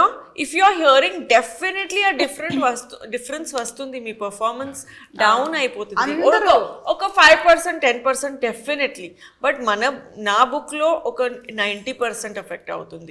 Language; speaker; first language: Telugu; non-native, fluent; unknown